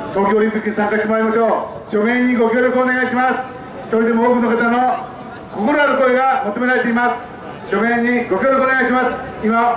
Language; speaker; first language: Japanese; native; Japanese